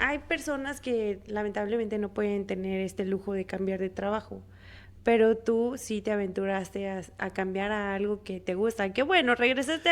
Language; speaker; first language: Spanish; native; Spanish